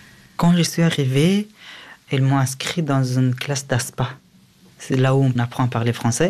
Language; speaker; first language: French; early bilingual, other home language; Persian